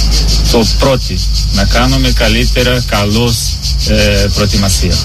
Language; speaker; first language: Greek; non-native, learner; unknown